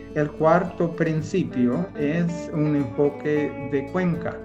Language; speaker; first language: Spanish; non-native, fluent; English